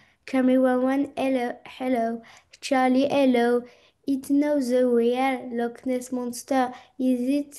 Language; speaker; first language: English; non-native, learner; French